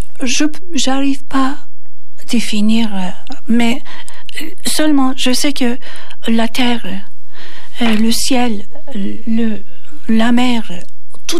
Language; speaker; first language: French; non-native, fluent; Turkish